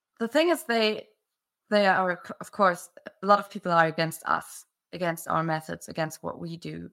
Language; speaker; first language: English; non-native, fluent; German